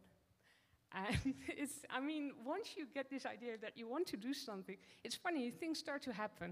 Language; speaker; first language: English; non-native, fluent; Dutch